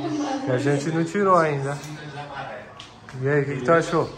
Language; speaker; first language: Portuguese; native; Portuguese